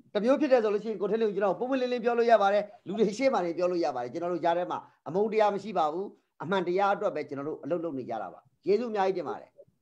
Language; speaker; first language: Burmese; non-native, local second language; Rohingya